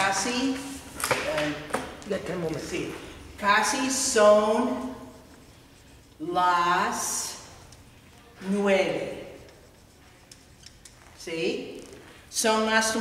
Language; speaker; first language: Spanish; non-native, fluent; English